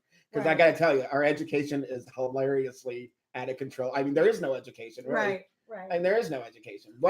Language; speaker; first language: English; native; English